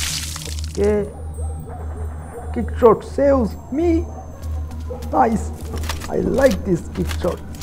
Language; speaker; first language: English; non-native, learner; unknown